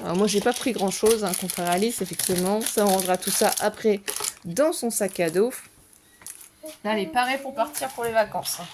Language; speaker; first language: French; native; French